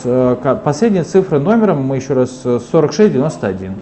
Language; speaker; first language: Russian; native; Russian